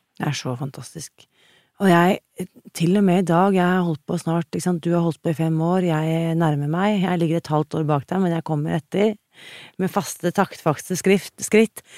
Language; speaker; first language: Norwegian; native; Norwegian